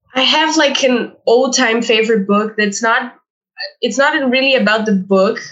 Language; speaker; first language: English; non-native, fluent; Portuguese